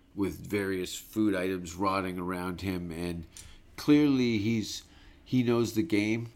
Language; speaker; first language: English; native; English